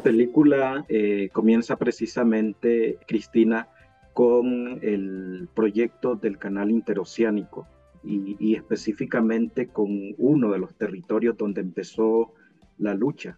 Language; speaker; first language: Spanish; native; Spanish